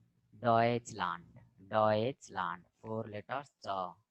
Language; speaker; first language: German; non-native, fluent; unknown